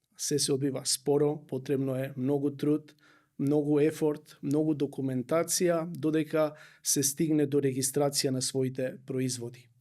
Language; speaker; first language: Macedonian; native; Macedonian